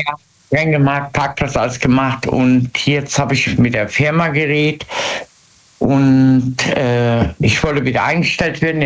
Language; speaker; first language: German; native; German